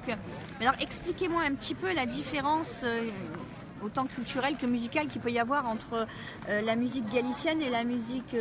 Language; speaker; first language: French; native; French